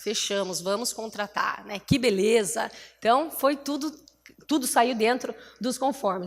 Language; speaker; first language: Portuguese; native; Portuguese